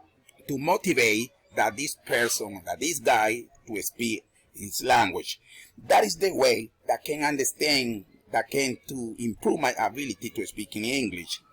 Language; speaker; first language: English; non-native, learner; Spanish